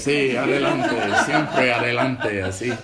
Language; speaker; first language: Spanish; non-native, fluent; English